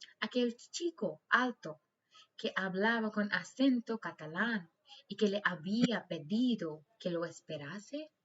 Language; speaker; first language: Spanish; non-native, learner; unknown